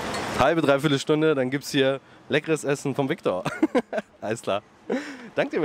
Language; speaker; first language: German; native; German